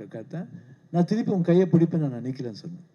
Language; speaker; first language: Tamil; non-native, local second language; Kannada